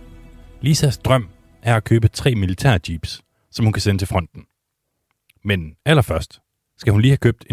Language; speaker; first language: Danish; native; Danish